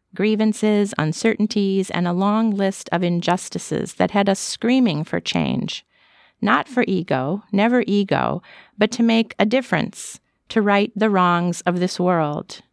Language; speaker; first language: English; native; English